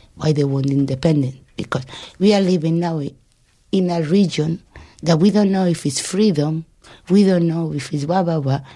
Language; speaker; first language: English; non-native, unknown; Spanish